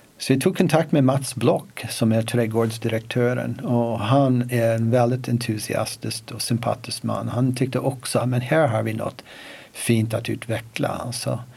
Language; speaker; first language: Swedish; non-native, fluent; English